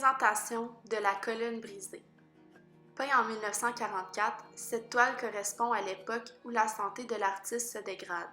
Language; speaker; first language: French; native; French